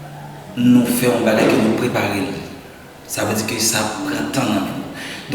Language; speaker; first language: French; non-native, learner; Haitian Creole